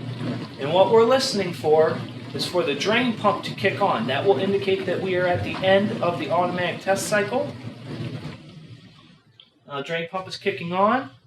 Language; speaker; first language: English; native; English